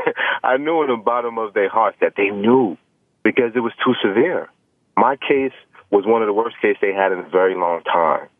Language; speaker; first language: English; native; English